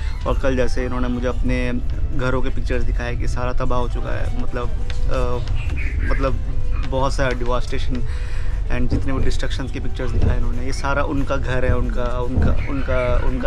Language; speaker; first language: Hindi; native; Hindi